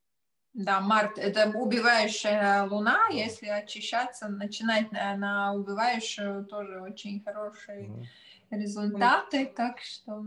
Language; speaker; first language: Russian; non-native, local second language; Latvian